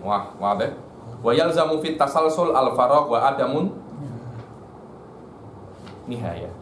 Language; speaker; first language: Arabic; non-native, fluent; Indonesian